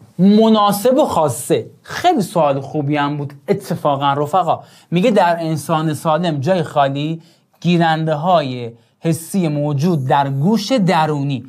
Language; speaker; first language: Persian; non-native, local second language; Azerbaijani